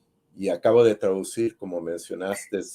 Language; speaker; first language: Spanish; early bilingual, heritage; Spanish